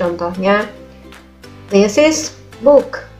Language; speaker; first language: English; non-native, learner; Indonesian